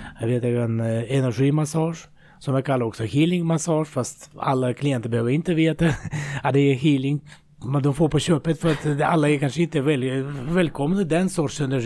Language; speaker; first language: Swedish; non-native, fluent; Russian